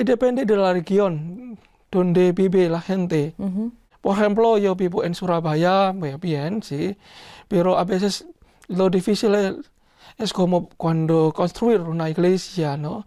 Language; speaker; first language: Spanish; non-native, learner; Indonesian